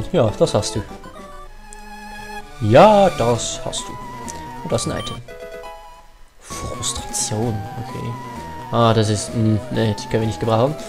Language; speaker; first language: German; native; German